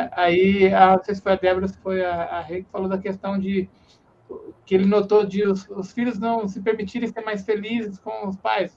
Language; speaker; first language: Portuguese; native; Portuguese